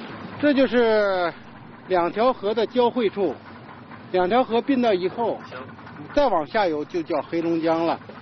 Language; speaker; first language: Chinese; native; Chinese